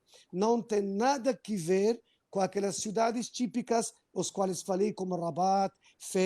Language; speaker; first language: Portuguese; non-native, fluent; Arabic